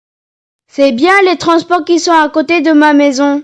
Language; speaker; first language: French; non-native, learner; Tamil